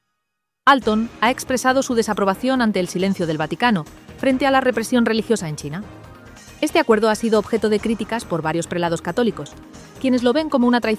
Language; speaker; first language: Spanish; native; Spanish